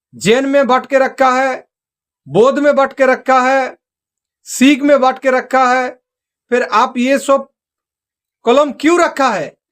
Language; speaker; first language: Hindi; non-native, local second language; Santali